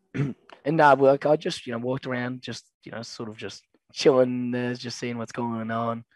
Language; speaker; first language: English; native; English